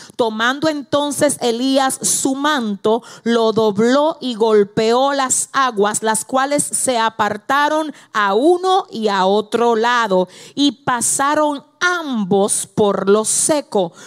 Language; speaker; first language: Spanish; native; Spanish